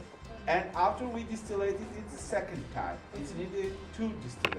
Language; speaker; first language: English; non-native, learner; Georgian